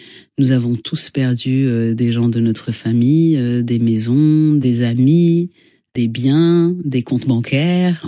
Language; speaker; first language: French; non-native, local second language; Arabic